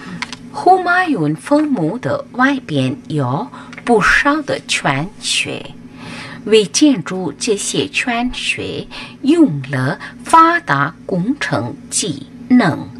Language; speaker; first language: Chinese; non-native, fluent; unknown